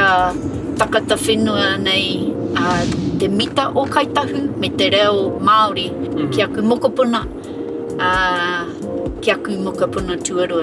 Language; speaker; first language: Māori; non-native, local second language; English